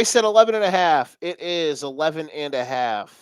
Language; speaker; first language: English; native; English